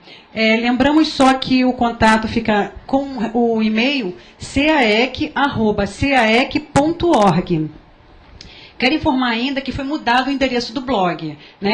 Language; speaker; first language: Portuguese; native; Portuguese